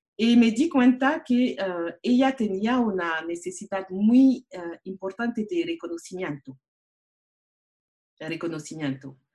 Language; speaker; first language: Spanish; non-native, learner; French